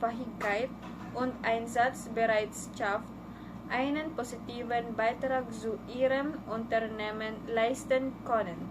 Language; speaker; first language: German; non-native, learner; Filipino